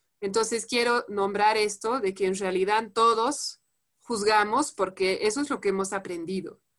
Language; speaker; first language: Spanish; non-native, fluent; French